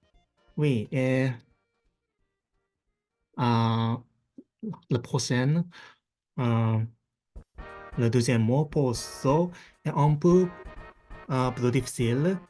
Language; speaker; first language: French; non-native, fluent; Japanese